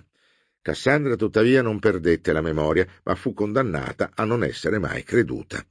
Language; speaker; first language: Italian; native; Italian